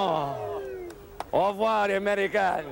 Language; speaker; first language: French; non-native, learner; English